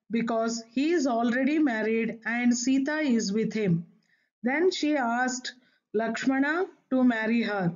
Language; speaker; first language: English; non-native, local second language; Kannada